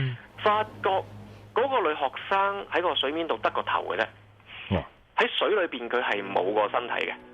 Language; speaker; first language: Cantonese; native; Cantonese